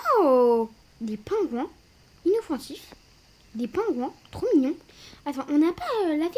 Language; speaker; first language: French; native; French